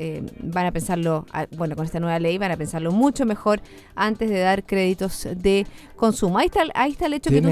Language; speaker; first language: Spanish; native; Spanish